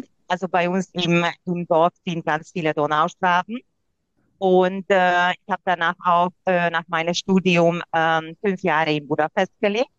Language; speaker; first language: German; non-native, local second language; Hungarian